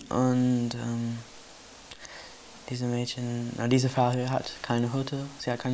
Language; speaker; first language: German; non-native, learner; English